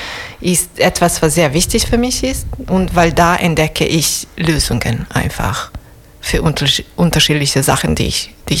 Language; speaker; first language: German; non-native, fluent; Italian